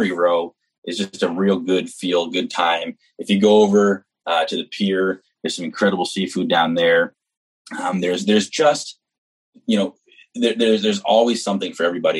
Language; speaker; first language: English; native; English